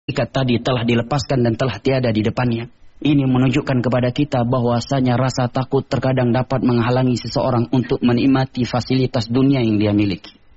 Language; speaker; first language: Indonesian; non-native, local second language; Achinese